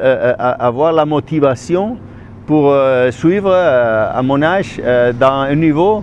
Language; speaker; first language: French; non-native, fluent; Spanish